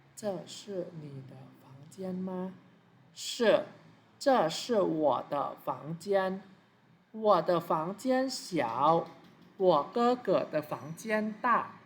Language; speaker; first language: Chinese; non-native, fluent; Thai